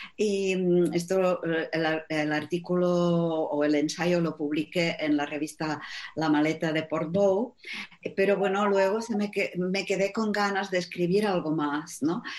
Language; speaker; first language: Spanish; non-native, fluent; Czech